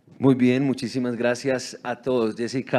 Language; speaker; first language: Spanish; native; Spanish